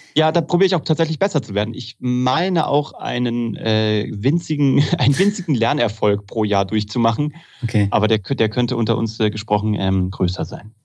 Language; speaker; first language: German; native; German